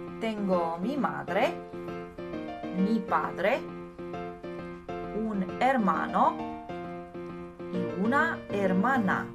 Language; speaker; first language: Spanish; non-native, learner; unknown